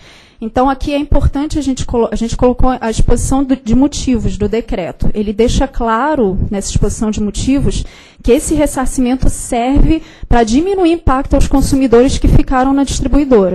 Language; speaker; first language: Portuguese; native; Portuguese